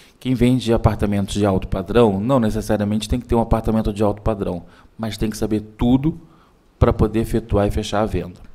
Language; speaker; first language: Portuguese; native; Portuguese